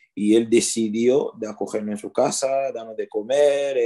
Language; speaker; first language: Spanish; early bilingual, other home language; French